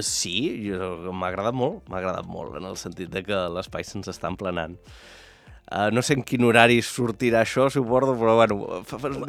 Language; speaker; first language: Catalan; native; Catalan